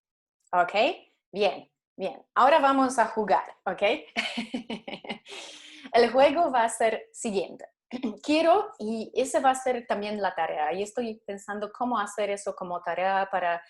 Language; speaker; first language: Spanish; non-native, fluent; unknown